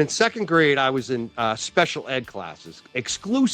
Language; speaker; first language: English; native; English